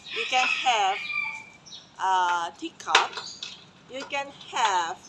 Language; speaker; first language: English; non-native, learner; Indonesian